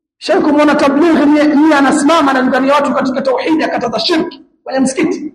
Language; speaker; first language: Swahili; native; Swahili